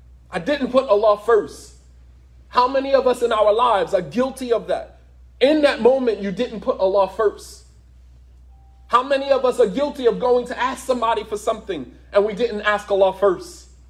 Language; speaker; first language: English; native; English